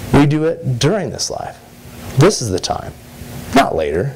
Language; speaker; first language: English; native; English